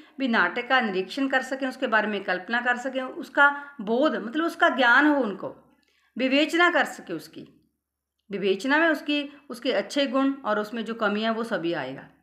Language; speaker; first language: Hindi; non-native, local second language; Punjabi